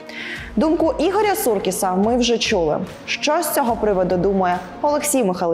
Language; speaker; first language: Ukrainian; native; Ukrainian